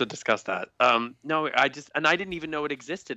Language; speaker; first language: English; native; English